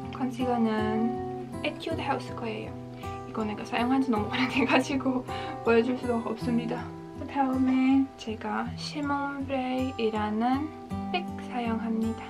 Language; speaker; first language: Korean; non-native, fluent; Latvian